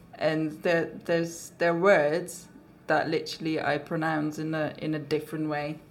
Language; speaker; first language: English; non-native, fluent; Slovak